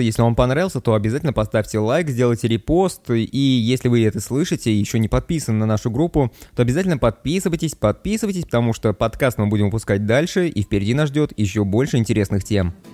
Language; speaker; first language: Russian; native; Russian